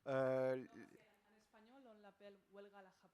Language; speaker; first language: French; non-native, learner; Spanish